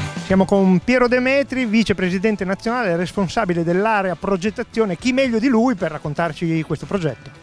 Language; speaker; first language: Italian; native; Italian